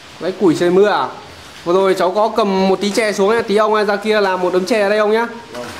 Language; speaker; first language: Vietnamese; native; Vietnamese